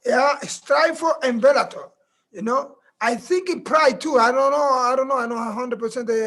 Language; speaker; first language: English; non-native, learner; Spanish